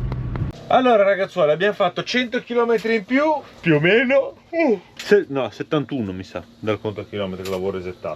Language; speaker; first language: Italian; native; Italian